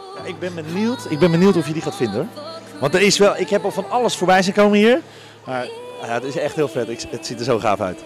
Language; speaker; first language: Dutch; native; Dutch